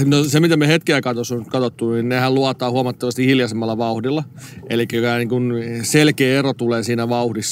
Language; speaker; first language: Finnish; native; Finnish